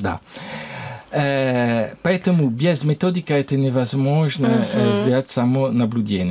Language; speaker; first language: Russian; non-native, learner; French